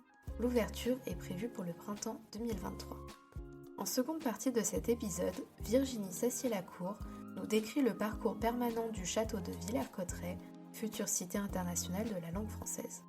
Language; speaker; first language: French; native; French